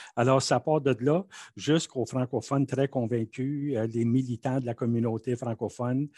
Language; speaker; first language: French; native; French